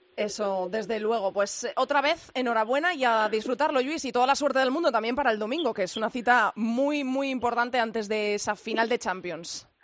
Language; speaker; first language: Spanish; native; Spanish